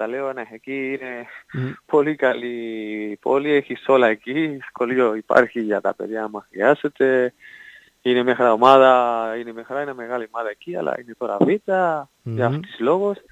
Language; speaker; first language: Greek; non-native, fluent; Spanish